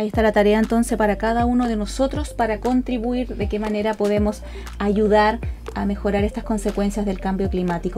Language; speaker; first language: Spanish; native; Spanish